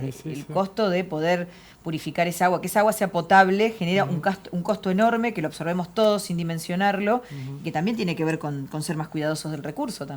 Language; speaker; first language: Spanish; native; Spanish